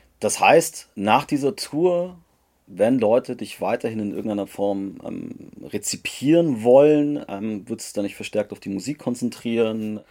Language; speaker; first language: German; native; German